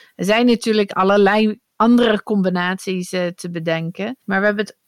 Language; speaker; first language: Dutch; non-native, fluent; English